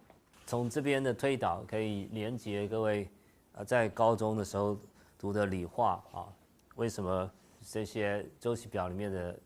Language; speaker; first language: Chinese; native; Chinese